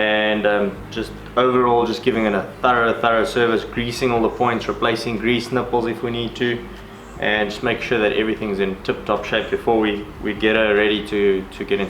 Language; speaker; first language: English; native; English